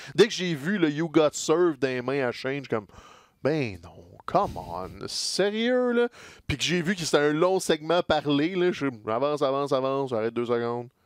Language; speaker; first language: French; native; French